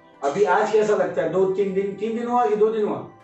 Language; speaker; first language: Hindi; non-native, local second language; Gujarati